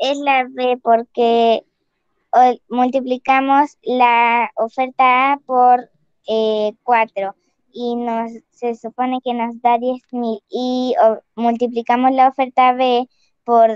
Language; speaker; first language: Spanish; native; Spanish